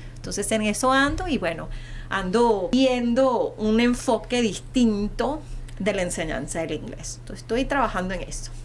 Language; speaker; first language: Spanish; early bilingual, heritage; Spanish